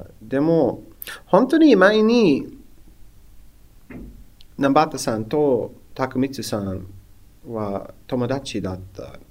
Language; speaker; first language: Japanese; non-native, learner; English